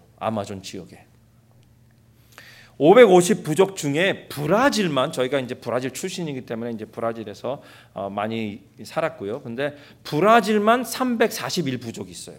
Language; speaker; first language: Korean; early bilingual, heritage; Korean